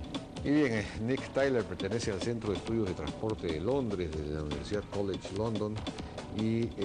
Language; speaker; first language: Spanish; native; Spanish